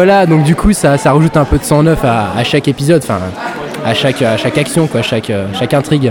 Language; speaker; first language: French; native; French